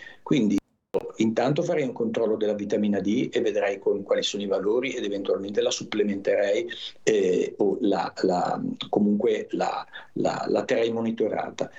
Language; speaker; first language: Italian; native; Italian